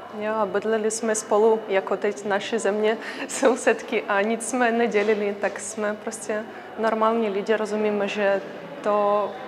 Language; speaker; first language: Czech; early bilingual, other home language; Ukrainian